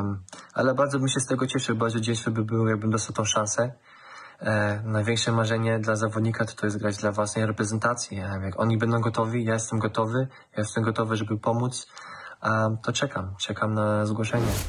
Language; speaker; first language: Polish; early bilingual, heritage; German